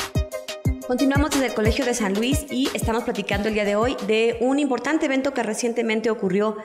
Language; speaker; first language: Spanish; native; Spanish